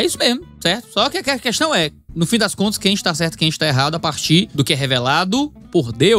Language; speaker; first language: Portuguese; native; Portuguese